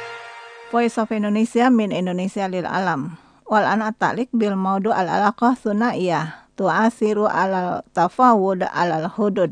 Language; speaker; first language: Arabic; non-native, learner; Indonesian